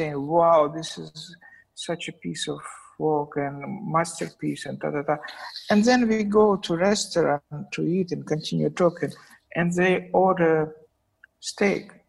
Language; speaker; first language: English; non-native, fluent; Russian